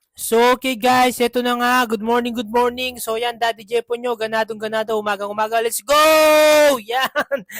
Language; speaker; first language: Filipino; non-native, local second language; Pampanga